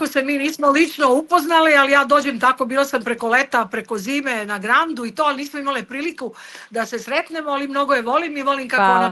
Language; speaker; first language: Bosnian; native; Bosnian